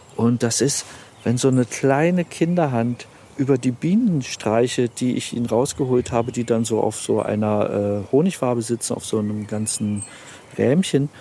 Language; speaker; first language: German; native; German